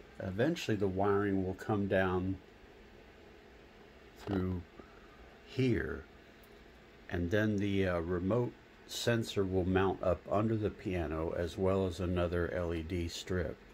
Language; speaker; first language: English; native; English